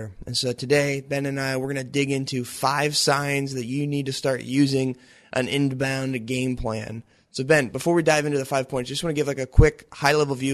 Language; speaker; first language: English; native; English